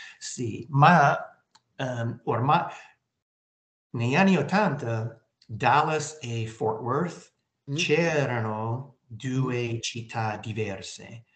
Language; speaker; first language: Italian; non-native, learner; English